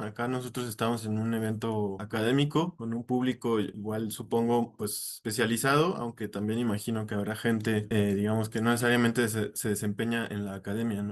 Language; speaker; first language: Spanish; native; Spanish